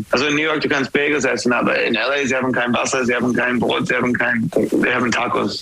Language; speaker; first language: German; non-native, learner; English